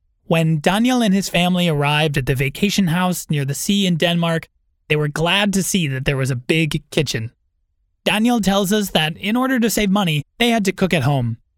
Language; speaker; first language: English; native; English